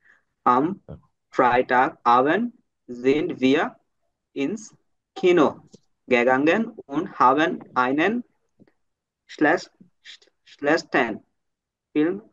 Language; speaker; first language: German; non-native, learner; Bangla